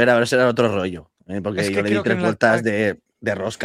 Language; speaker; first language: Spanish; native; Spanish